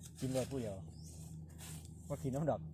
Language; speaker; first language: Thai; non-native, local second language; Lao